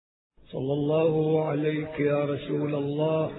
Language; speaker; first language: Arabic; native; Arabic